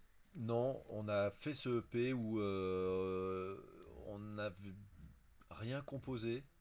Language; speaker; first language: French; native; French